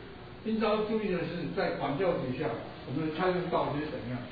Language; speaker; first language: Chinese; native; Chinese